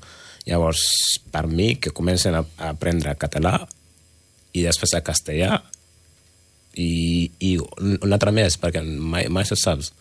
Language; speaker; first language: Catalan; non-native, learner; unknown